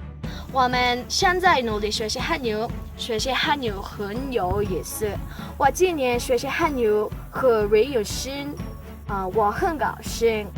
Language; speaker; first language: Chinese; non-native, learner; Mongolian